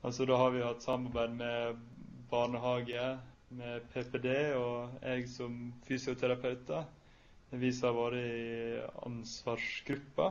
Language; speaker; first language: Norwegian; native; Norwegian